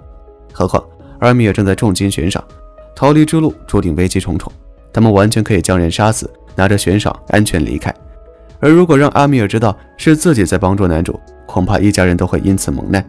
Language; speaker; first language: Chinese; native; Chinese